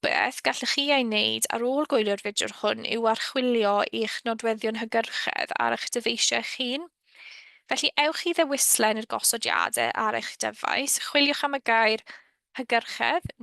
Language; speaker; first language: Welsh; native; Welsh